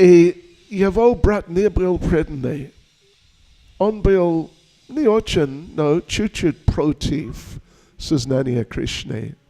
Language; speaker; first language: Russian; non-native, learner; English